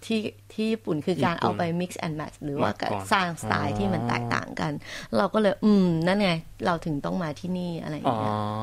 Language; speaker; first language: Thai; native; Thai